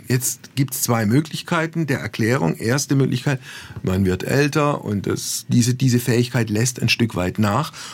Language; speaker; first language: German; native; German